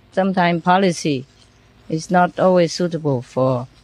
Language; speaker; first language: English; non-native, fluent; Vietnamese